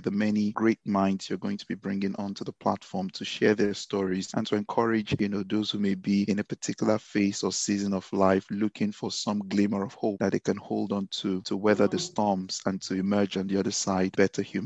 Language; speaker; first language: English; non-native, local second language; Yoruba